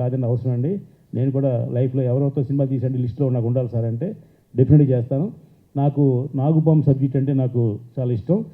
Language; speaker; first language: Telugu; native; Telugu